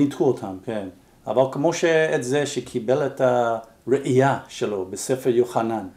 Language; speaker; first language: Hebrew; non-native, fluent; English